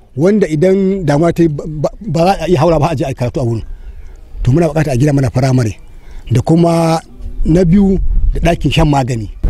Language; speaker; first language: Hausa; native; Hausa